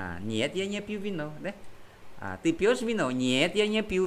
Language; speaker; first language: Russian; non-native, fluent; Vietnamese